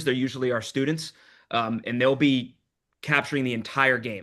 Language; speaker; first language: English; native; English